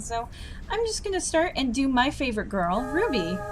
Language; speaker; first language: English; native; English